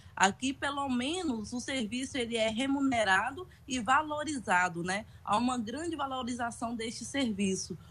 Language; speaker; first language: Portuguese; native; Portuguese